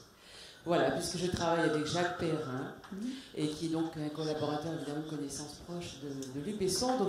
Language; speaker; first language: French; native; French